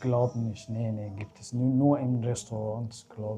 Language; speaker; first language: German; non-native, fluent; Amharic